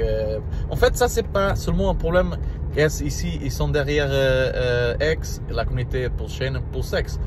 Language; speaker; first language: French; non-native, learner; Portuguese